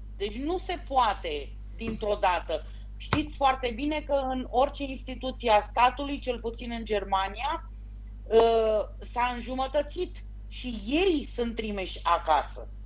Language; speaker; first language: Romanian; native; Romanian